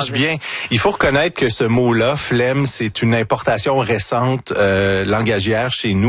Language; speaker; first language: French; native; French